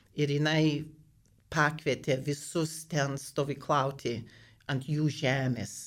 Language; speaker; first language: Lithuanian; early bilingual, heritage; Lithuanian